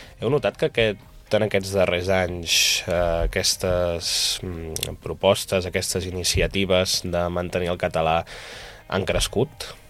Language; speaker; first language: Catalan; native; Catalan